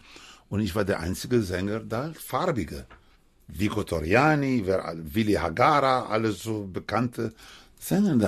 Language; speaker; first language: German; non-native, fluent; Spanish